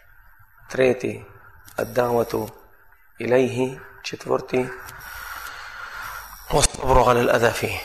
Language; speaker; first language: Russian; non-native, fluent; Arabic